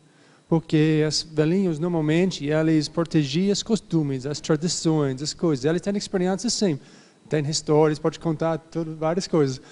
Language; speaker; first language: Portuguese; non-native, fluent; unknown